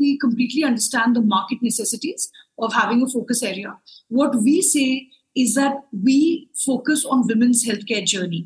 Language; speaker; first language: English; non-native, local second language; Hindi